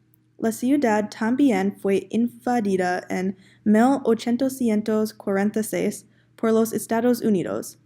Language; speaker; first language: Spanish; non-native, learner; English